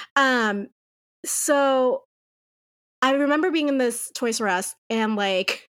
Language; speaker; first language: English; non-native, fluent; Spanish